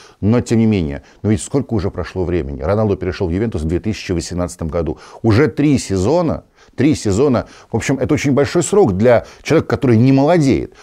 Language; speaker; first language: Russian; native; Russian